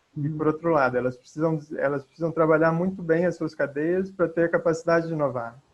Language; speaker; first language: Portuguese; native; Portuguese